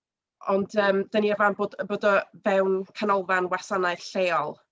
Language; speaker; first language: Welsh; native; Welsh